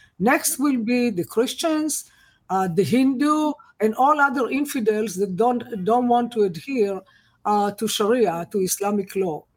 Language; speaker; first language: English; non-native, fluent; Hebrew